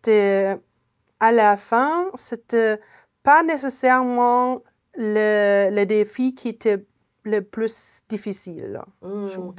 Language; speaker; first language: French; non-native, fluent; German